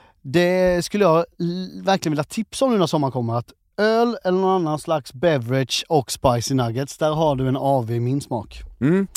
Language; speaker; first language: Swedish; native; Swedish